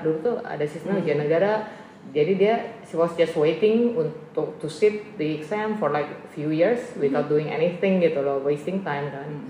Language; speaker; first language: English; non-native, fluent; Indonesian